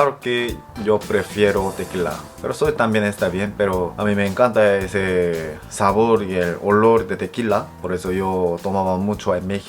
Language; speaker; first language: Spanish; non-native, fluent; Korean